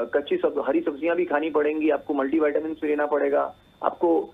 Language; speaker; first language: Hindi; native; Hindi